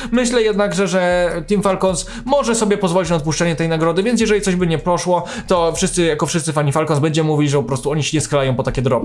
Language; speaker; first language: Polish; native; Polish